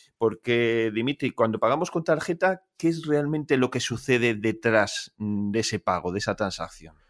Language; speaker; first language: Spanish; native; Spanish